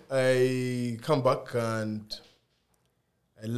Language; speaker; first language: English; non-native, local second language; Ganda